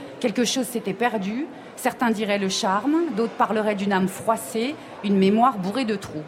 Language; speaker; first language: French; native; French